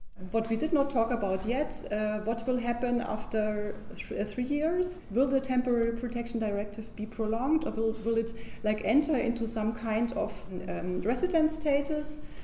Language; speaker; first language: English; non-native, fluent; German